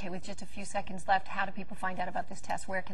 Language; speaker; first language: English; native; English